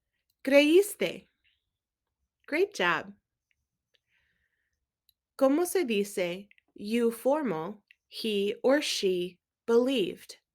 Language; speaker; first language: Spanish; non-native, learner; English